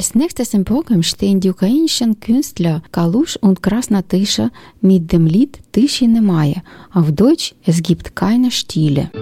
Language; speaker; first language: German; non-native, learner; Ukrainian